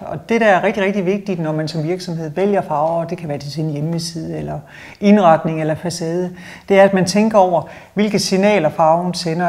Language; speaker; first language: Danish; native; Danish